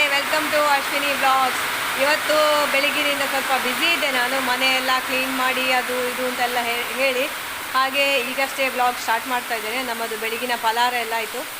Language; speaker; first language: Kannada; non-native, local second language; Tulu